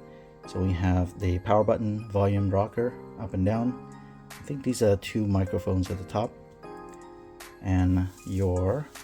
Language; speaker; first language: English; native; English